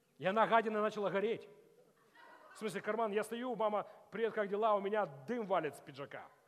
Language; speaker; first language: Russian; non-native, local second language; Ukrainian